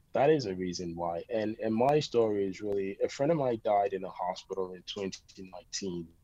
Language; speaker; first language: English; native; English